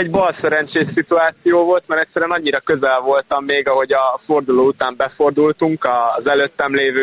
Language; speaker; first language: Hungarian; native; Hungarian